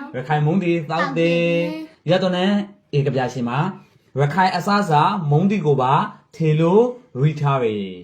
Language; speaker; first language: Burmese; native; Burmese